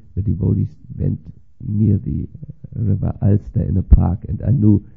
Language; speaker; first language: English; non-native, fluent; German